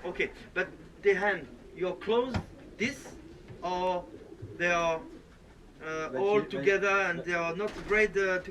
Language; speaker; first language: English; non-native, learner; French